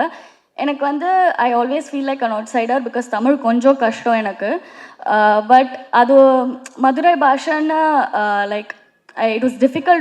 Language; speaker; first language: Tamil; non-native, fluent; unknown